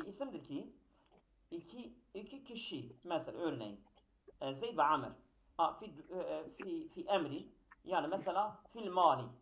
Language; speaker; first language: Turkish; native; Turkish